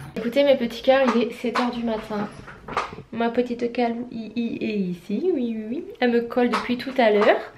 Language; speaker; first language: French; native; French